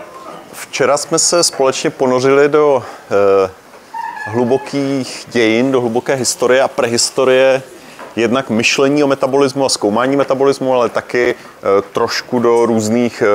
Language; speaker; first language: Czech; native; Czech